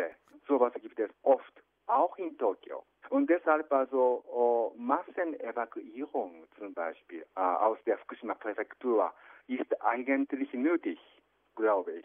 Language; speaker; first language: German; non-native, fluent; Japanese